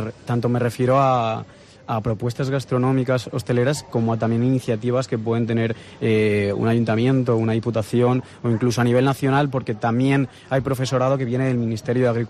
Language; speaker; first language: Spanish; native; Spanish